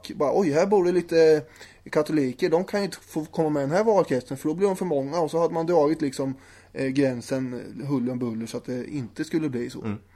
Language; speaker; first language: Swedish; native; Swedish